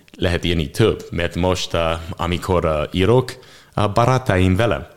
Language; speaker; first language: Hungarian; non-native, learner; English